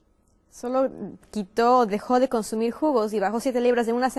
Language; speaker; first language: Spanish; native; Spanish